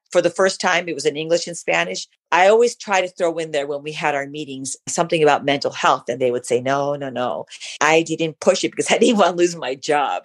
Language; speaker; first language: English; early bilingual, other home language; Spanish